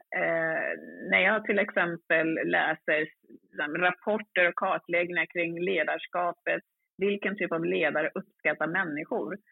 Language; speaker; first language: Swedish; early bilingual, other home language; Swahili